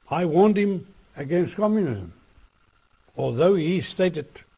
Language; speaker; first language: English; non-native, local second language; Afrikaans